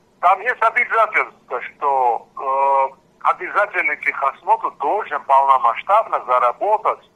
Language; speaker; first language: Russian; non-native, local second language; Georgian